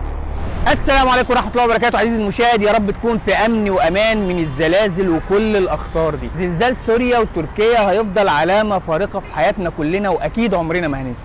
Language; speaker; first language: Arabic; native; Arabic